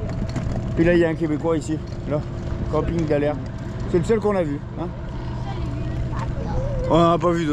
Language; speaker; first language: French; native; French